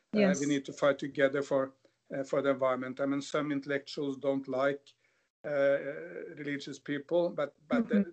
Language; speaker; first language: English; non-native, fluent; Norwegian